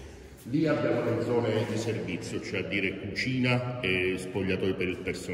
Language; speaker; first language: Italian; native; Italian